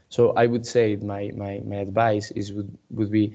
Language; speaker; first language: English; non-native, fluent; Spanish